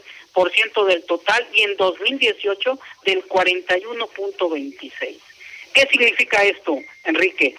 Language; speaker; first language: Spanish; native; Spanish